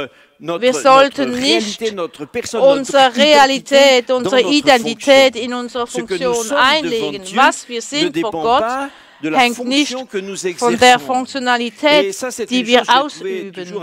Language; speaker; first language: German; non-native, fluent; French